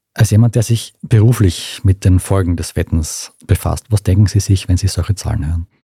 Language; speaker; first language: German; native; German